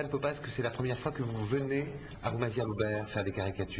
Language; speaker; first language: French; native; French